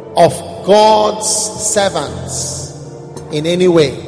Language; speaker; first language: English; non-native, local second language; Akan